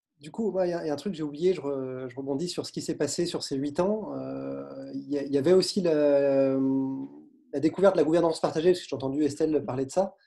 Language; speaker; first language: French; native; French